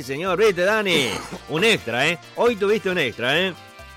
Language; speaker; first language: Spanish; native; Spanish